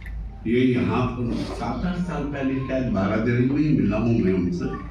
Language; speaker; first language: Hindi; native; Hindi